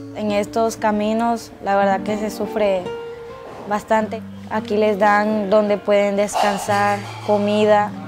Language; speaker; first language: Spanish; native; Spanish